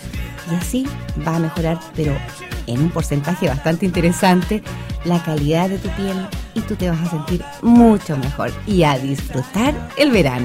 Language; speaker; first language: Spanish; native; Spanish